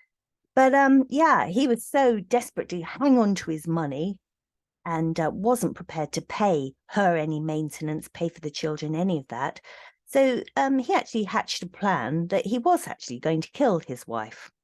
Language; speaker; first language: English; native; English